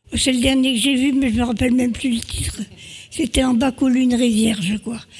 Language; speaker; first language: French; native; French